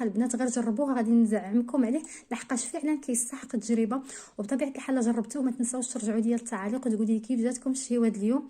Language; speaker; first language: Arabic; native; Arabic